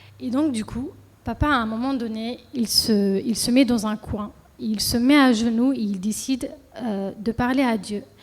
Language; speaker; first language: French; early bilingual, other home language; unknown